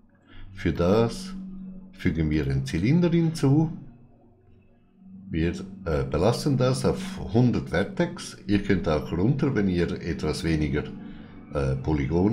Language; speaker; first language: German; non-native, fluent; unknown